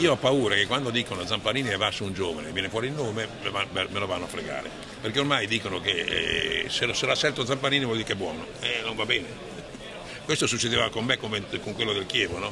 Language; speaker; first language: Italian; native; Italian